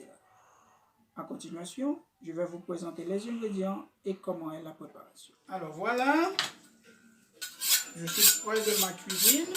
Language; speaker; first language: French; non-native, local second language; Haitian Creole